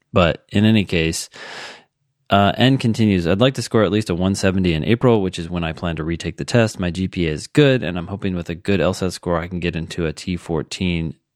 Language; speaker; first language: English; native; English